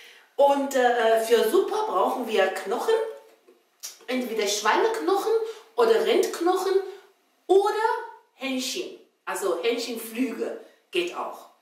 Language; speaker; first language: German; non-native, learner; Chinese